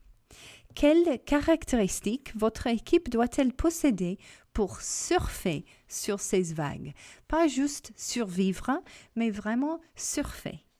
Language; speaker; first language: French; non-native, fluent; English